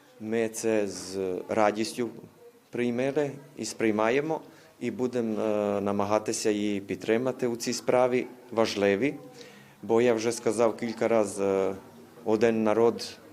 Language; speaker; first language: Ukrainian; early bilingual, heritage; Ukrainian